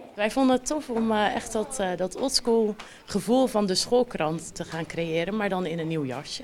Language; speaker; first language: Dutch; native; Dutch